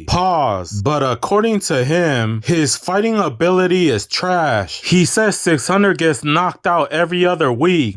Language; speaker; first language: English; native; English